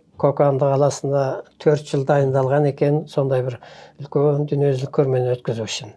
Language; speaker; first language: Kazakh; early bilingual, heritage; Kazakh